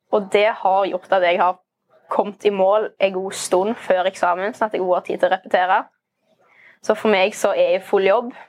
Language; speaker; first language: Norwegian; native; Norwegian